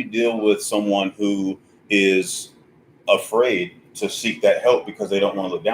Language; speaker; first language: English; native; English